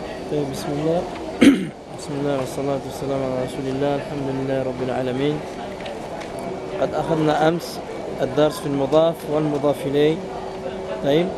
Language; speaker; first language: Arabic; non-native, fluent; French